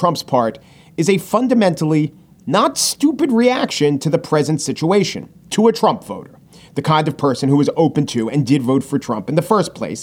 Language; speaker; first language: English; native; English